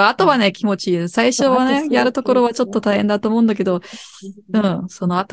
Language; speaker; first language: Japanese; non-native, learner; German